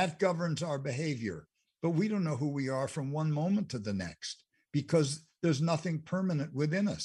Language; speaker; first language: English; native; English